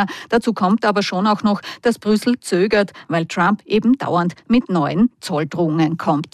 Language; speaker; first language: German; native; German